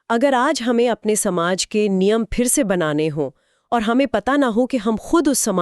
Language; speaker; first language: Hindi; native; Hindi